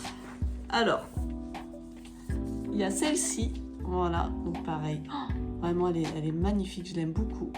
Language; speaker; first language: French; native; French